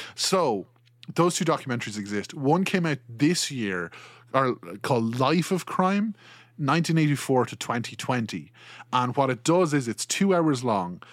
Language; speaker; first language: English; native; English